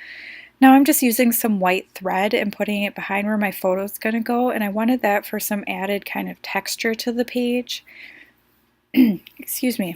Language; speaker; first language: English; native; English